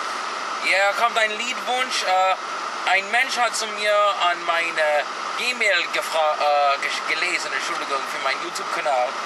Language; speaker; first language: German; non-native, learner; English